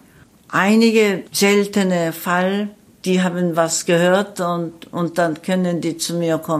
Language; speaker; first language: German; non-native, learner; Korean